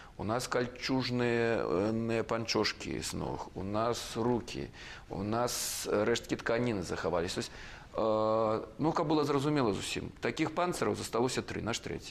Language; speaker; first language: Belarusian; native; Belarusian